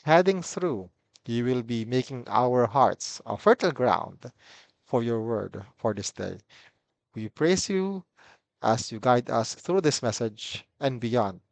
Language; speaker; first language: English; non-native, local second language; Filipino